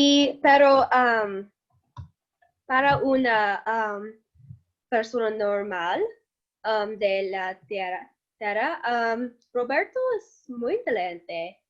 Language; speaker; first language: Spanish; non-native, learner; English